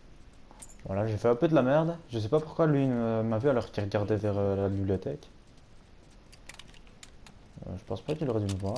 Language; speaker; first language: French; native; French